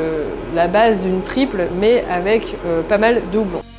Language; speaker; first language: French; native; French